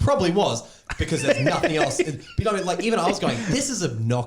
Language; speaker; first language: English; native; English